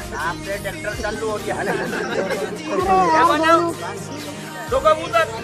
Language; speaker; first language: Hindi; non-native, local second language; Bangla